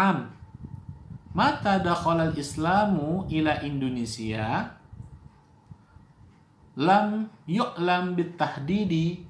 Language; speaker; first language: Arabic; non-native, fluent; Indonesian